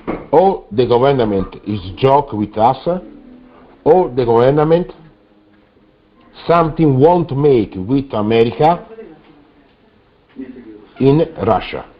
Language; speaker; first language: English; non-native, learner; Italian